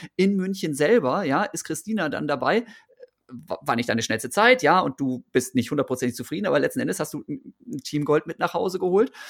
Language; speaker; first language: German; native; German